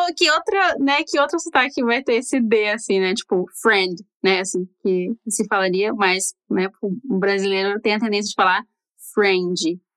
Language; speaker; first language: Portuguese; native; Portuguese